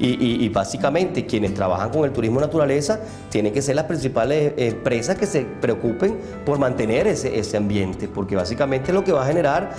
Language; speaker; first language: Spanish; native; Spanish